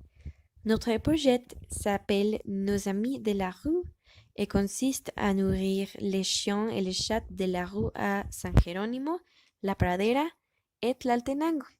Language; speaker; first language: French; non-native, learner; Spanish